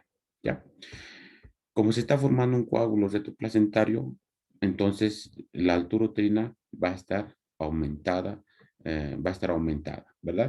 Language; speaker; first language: Spanish; native; Spanish